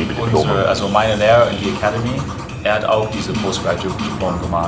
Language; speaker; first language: German; non-native, fluent; English